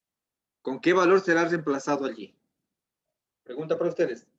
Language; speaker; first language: Spanish; native; Spanish